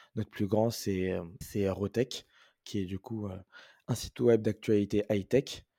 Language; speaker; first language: French; native; French